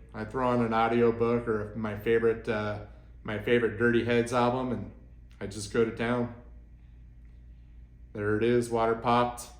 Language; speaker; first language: English; native; English